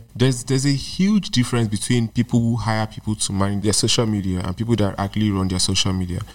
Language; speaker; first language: English; non-native, local second language; Yoruba